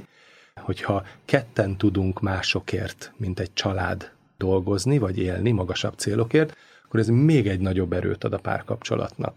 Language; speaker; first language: Hungarian; native; Hungarian